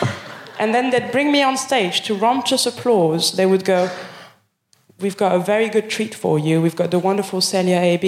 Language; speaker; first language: English; non-native, fluent; French